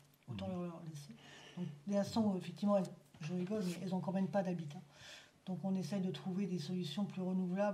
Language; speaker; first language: French; native; French